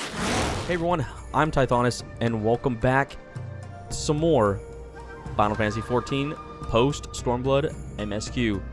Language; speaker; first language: English; native; English